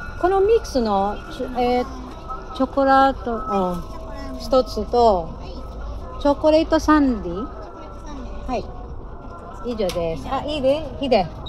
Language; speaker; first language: Japanese; non-native, learner; Filipino